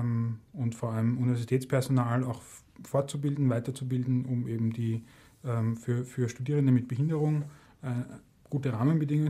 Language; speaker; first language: German; native; German